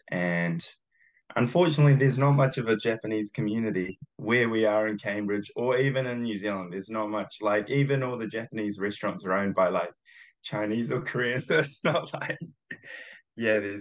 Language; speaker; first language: English; early bilingual, other home language; Japanese